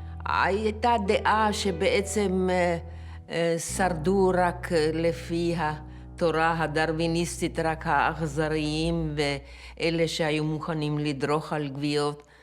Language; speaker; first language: Hebrew; non-native, fluent; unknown